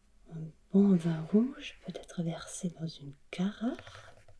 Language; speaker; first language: French; non-native, fluent; German